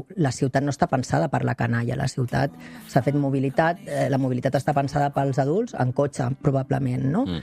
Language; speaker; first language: Catalan; native; Catalan